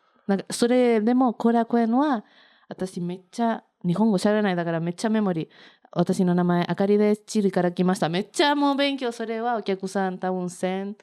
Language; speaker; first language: Japanese; non-native, learner; Spanish